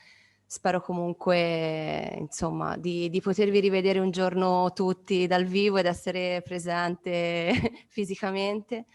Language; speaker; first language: Italian; native; Italian